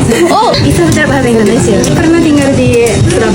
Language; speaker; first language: Indonesian; non-native, fluent; Japanese